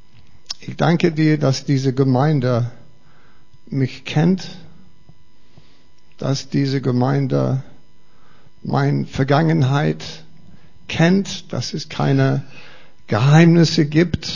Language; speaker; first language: German; non-native, fluent; English